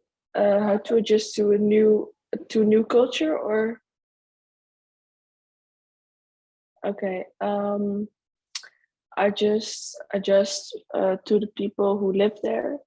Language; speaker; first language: English; non-native, fluent; Dutch